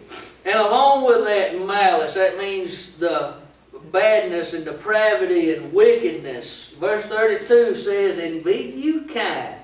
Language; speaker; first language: English; native; English